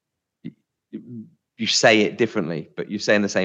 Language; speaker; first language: English; native; English